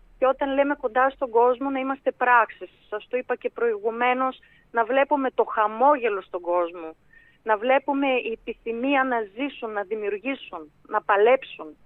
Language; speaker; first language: Greek; non-native, fluent; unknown